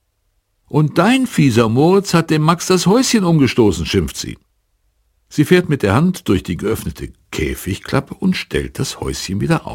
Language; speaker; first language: German; native; German